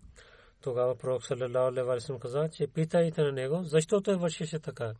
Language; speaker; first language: Bulgarian; non-native, learner; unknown